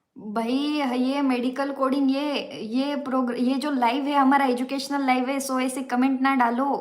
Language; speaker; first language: Hindi; non-native, local second language; Marathi